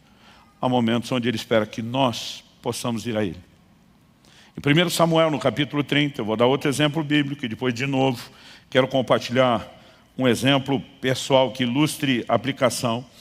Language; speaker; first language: Portuguese; native; Portuguese